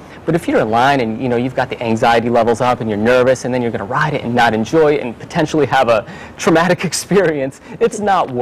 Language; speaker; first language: English; native; English